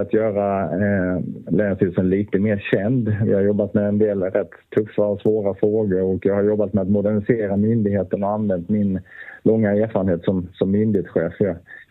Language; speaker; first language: Swedish; native; Swedish